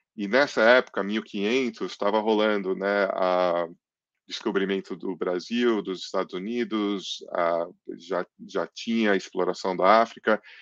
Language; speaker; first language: Portuguese; early bilingual, other home language; English